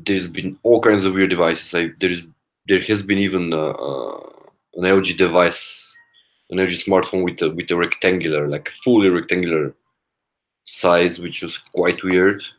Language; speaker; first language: English; non-native, fluent; Korean